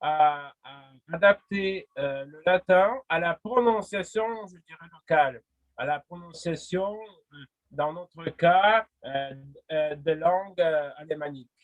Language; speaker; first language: French; non-native, fluent; Russian